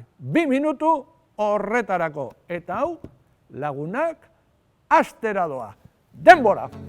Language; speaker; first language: Basque; native; Basque